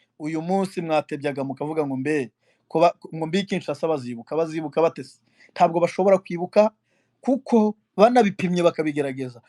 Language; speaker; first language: Kinyarwanda; native; Kinyarwanda